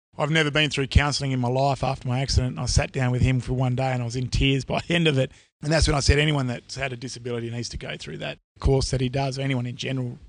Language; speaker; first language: English; native; English